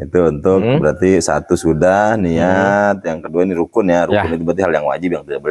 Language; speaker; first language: Indonesian; native; Indonesian